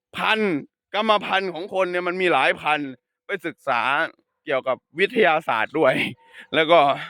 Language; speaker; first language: Thai; native; Thai